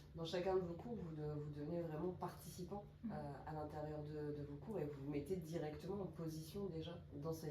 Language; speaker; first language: French; native; French